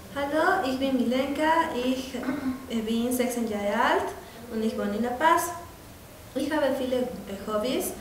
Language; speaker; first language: German; non-native, learner; Spanish